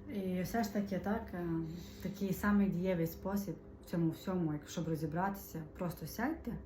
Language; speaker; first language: Ukrainian; native; Ukrainian